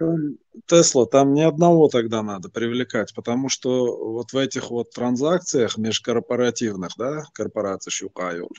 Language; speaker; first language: Russian; non-native, local second language; Chechen